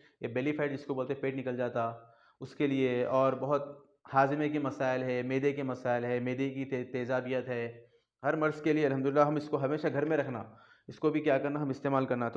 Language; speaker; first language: Urdu; native; Urdu